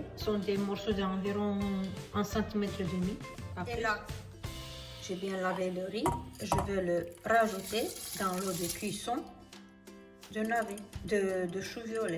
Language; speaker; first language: French; non-native, fluent; Romanian